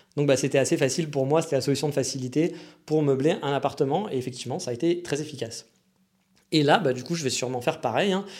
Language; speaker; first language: French; native; French